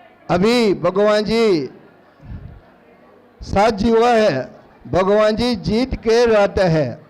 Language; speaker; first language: Hindi; non-native, learner; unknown